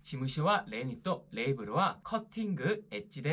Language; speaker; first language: Japanese; non-native, learner; Korean